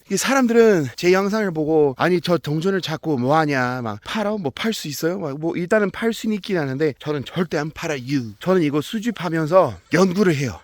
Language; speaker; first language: Korean; non-native, fluent; English